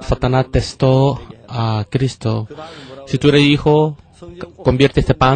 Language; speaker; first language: Spanish; non-native, fluent; Korean